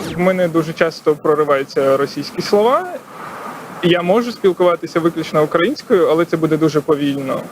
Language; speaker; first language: Ukrainian; non-native, local second language; Russian